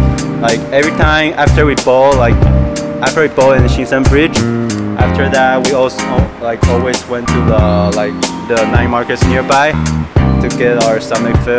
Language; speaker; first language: English; early bilingual, other home language; Chinese